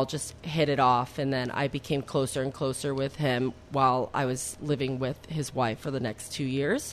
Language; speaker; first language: English; native; English